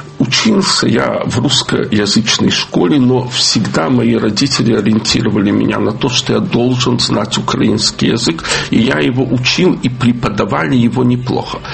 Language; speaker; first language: Russian; native; Russian